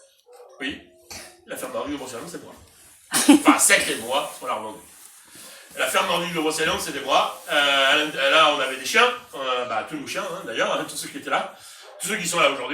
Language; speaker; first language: French; native; French